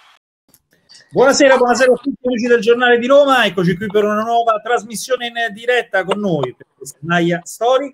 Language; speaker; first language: Italian; native; Italian